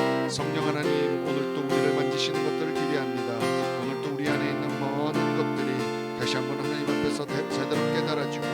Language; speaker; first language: Korean; native; Korean